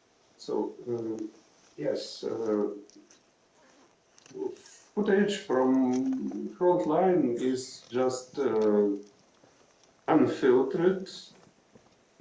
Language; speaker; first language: English; non-native, fluent; Ukrainian